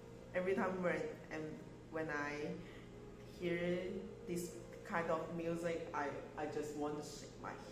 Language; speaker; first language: English; non-native, learner; Chinese